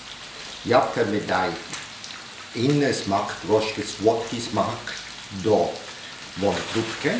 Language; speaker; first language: Polish; non-native, learner; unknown